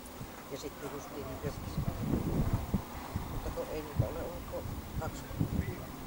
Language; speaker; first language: Finnish; native; Finnish